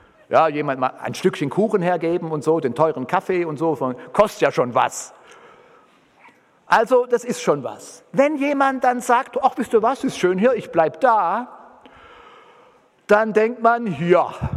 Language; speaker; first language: German; native; German